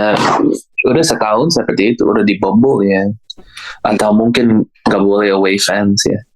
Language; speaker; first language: Indonesian; non-native, learner; English